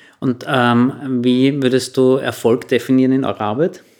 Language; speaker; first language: German; native; German